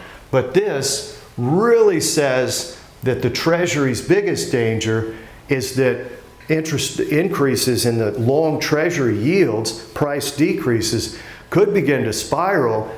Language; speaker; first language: English; native; English